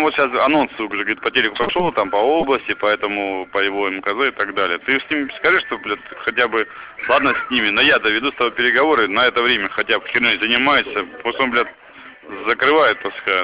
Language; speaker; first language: Russian; native; Russian